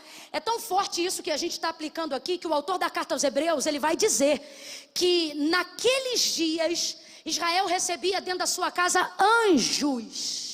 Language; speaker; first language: Portuguese; native; Portuguese